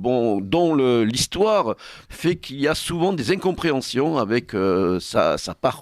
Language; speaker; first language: French; native; French